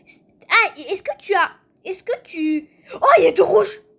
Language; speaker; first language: French; native; French